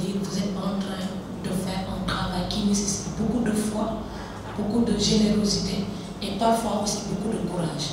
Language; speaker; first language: French; non-native, local second language; Wolof